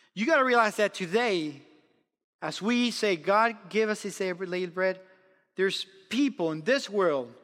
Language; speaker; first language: English; non-native, fluent; Spanish